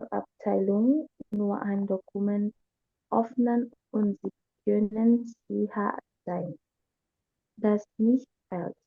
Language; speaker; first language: German; non-native, learner; Indonesian